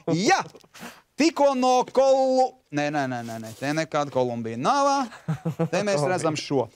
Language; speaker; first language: Latvian; native; Latvian